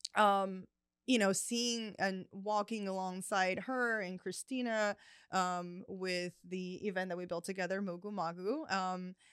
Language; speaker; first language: English; early bilingual, other home language; Chinese